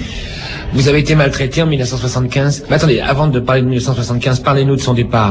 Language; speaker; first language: French; native; French